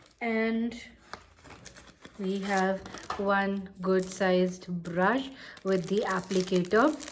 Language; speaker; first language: English; non-native, local second language; Hindi